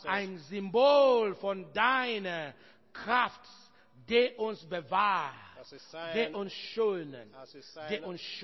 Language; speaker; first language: German; non-native, learner; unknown